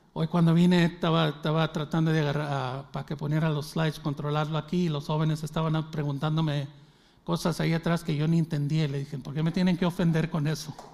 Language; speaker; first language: Spanish; early bilingual, heritage; Spanish